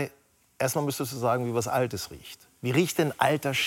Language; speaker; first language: German; native; German